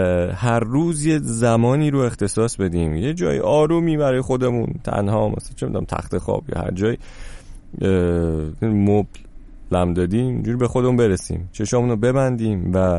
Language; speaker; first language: Persian; native; Persian